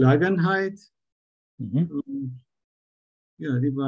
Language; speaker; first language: German; non-native, learner; Turkish